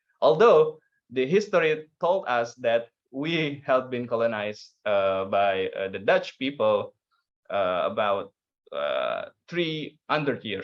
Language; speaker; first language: English; non-native, learner; Indonesian